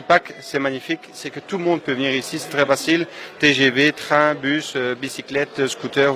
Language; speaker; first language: French; native; French